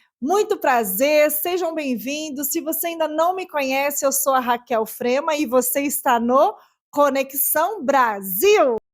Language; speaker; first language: Portuguese; native; Portuguese